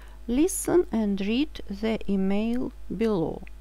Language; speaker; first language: English; non-native, fluent; Russian